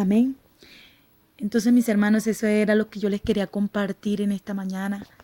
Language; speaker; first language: Spanish; native; Spanish